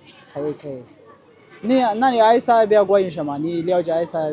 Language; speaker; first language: Chinese; non-native, learner; Amharic